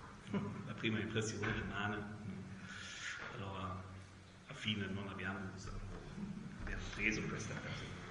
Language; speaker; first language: Italian; non-native, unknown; German